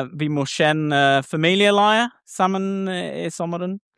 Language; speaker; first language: Norwegian; non-native, learner; English